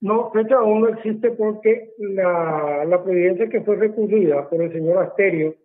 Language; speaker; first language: Spanish; native; Spanish